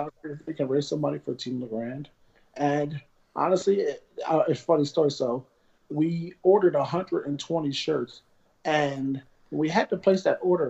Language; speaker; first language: English; native; English